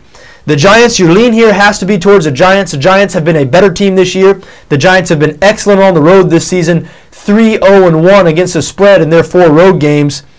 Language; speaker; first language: English; native; English